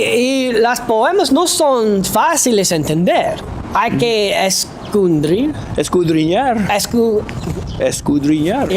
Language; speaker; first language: Spanish; non-native, fluent; English